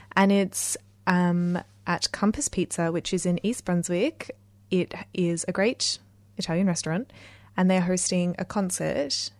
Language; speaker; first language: English; native; English